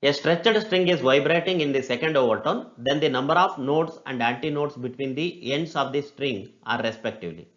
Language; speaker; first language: English; non-native, local second language; Kannada